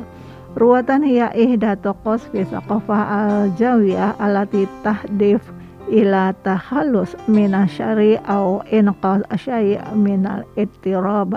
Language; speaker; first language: Arabic; non-native, fluent; Indonesian